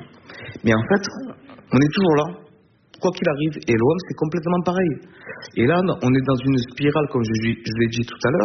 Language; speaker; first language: French; native; French